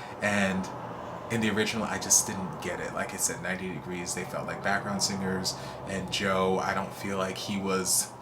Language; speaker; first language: English; native; English